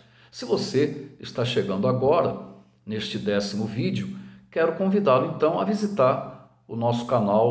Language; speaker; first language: Portuguese; native; Portuguese